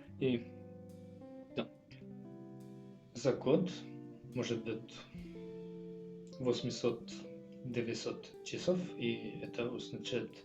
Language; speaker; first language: Russian; non-native, learner; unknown